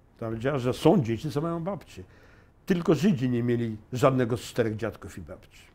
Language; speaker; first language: Polish; native; Polish